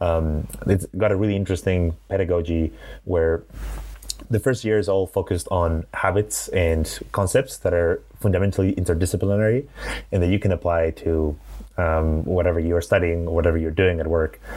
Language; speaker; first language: English; non-native, fluent; Spanish